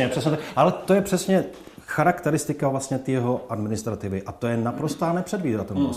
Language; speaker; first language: Czech; native; Czech